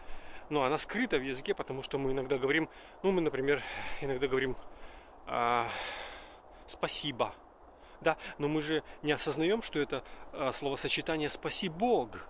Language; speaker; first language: Russian; native; Russian